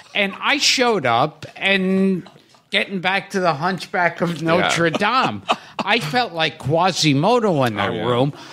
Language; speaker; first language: English; native; English